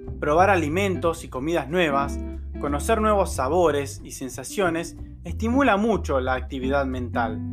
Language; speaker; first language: Spanish; native; Spanish